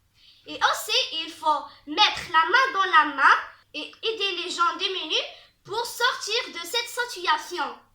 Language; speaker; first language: French; non-native, learner; Arabic